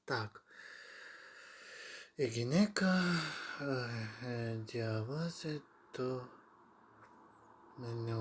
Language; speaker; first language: Greek; non-native, learner; Ukrainian